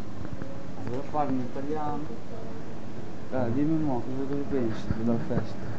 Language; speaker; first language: German; non-native, learner; Italian